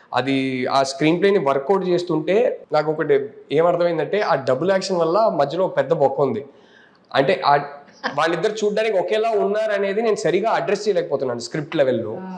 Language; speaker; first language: Telugu; non-native, local second language; Tamil